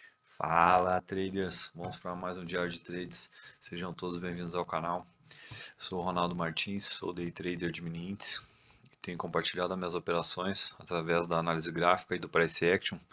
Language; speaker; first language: Portuguese; native; Portuguese